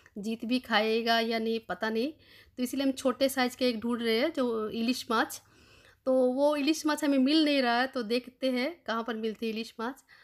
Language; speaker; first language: Hindi; non-native, local second language; Bangla